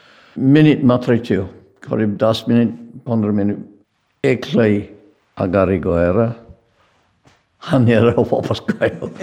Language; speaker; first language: Nepali; non-native, fluent; English